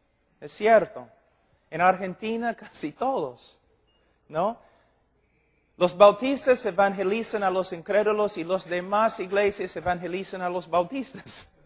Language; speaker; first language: Spanish; non-native, fluent; English